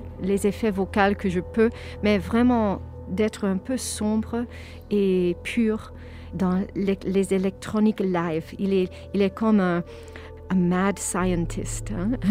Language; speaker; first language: French; non-native, fluent; English